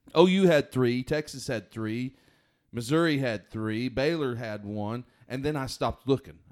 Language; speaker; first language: English; native; English